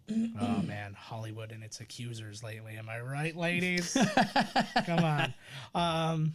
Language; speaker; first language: English; native; English